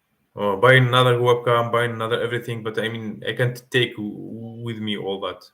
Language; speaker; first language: English; non-native, fluent; Arabic